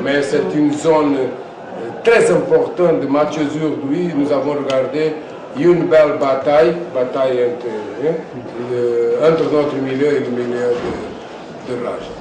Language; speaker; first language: French; non-native, fluent; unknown